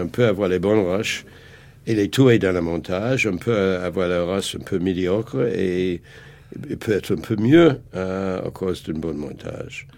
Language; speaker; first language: French; non-native, fluent; English